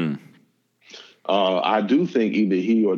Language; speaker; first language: English; native; English